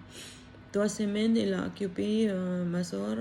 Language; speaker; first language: French; non-native, learner; Filipino